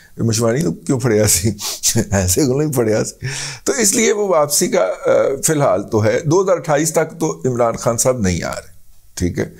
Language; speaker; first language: Urdu; non-native, local second language; Punjabi